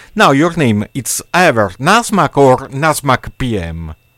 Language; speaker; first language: English; non-native, learner; Italian